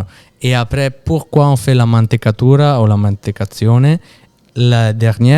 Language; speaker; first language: French; non-native, fluent; Italian